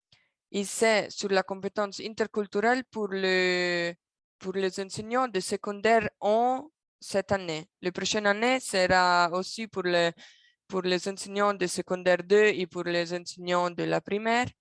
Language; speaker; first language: French; non-native, local second language; Italian